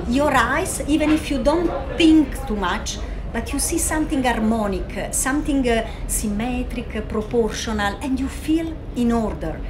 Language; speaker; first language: English; non-native, fluent; Italian